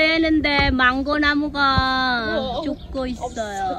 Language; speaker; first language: Korean; non-native, fluent; Khmer